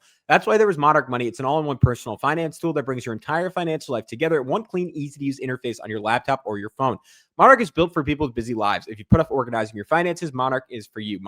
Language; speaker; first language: English; native; English